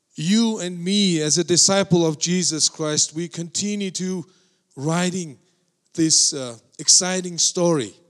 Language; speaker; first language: English; non-native, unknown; Mongolian